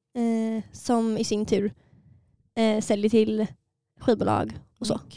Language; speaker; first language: Swedish; native; Swedish